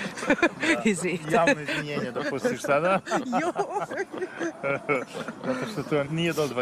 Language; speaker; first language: Serbian; native; Serbian